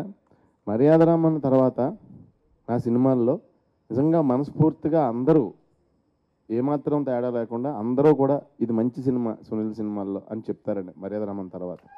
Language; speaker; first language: Telugu; native; Telugu